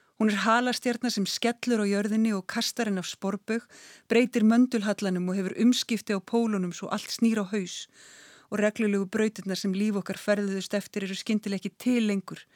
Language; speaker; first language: Icelandic; native; Icelandic